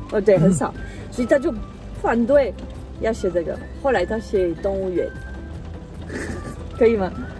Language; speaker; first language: Chinese; non-native, fluent; French